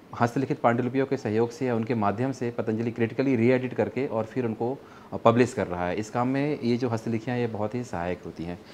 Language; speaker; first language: Hindi; native; Hindi